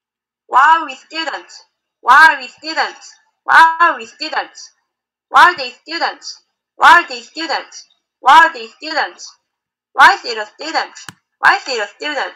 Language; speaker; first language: English; non-native, learner; Korean